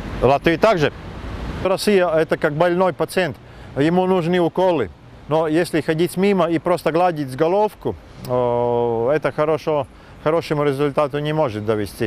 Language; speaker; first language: Russian; non-native, fluent; Latvian